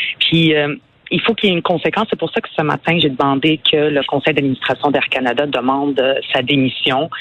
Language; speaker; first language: French; early bilingual, other home language; Arabic